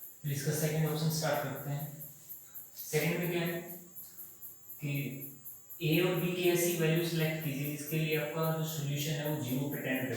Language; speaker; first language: Hindi; native; Hindi